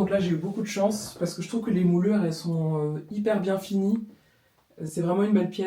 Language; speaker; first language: French; native; French